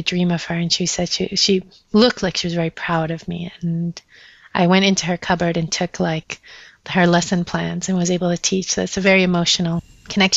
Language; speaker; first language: English; early bilingual, other home language; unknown